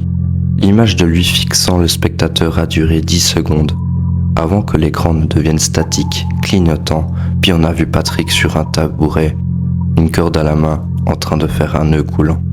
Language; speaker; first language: French; native; French